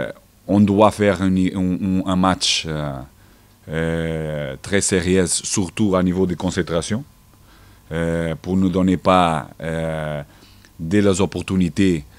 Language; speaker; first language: French; non-native, learner; Portuguese